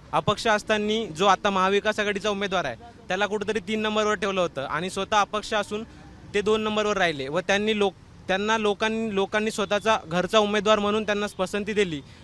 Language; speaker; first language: Marathi; native; Marathi